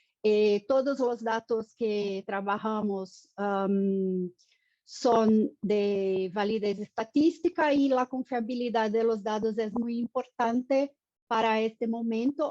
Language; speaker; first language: Spanish; non-native, fluent; Portuguese